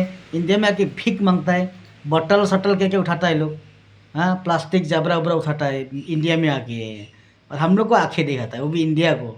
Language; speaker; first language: Hindi; non-native, local second language; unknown